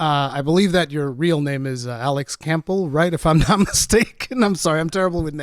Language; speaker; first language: English; native; English